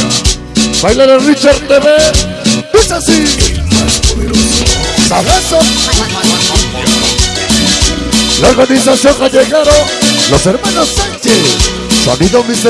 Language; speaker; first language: Spanish; native; Spanish